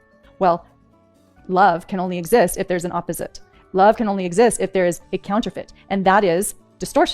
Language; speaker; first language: English; native; English